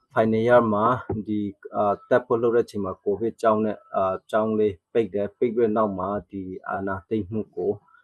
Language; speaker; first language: Burmese; non-native, local second language; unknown